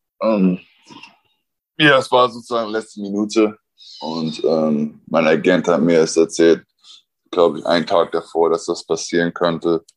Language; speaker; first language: German; early bilingual, other home language; English